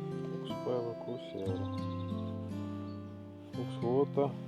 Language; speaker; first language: Finnish; non-native, learner; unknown